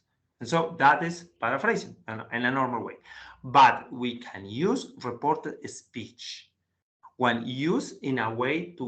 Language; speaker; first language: English; non-native, learner; Spanish